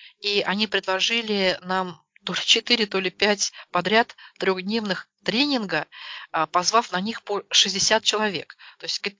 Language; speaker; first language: Russian; native; Russian